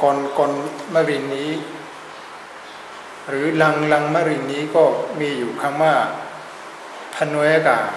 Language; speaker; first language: Thai; non-native, fluent; Burmese